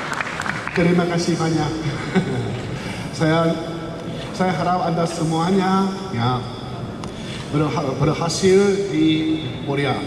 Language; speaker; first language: Indonesian; non-native, learner; Korean